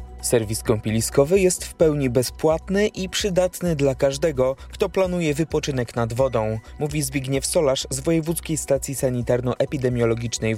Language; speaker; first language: Polish; native; Polish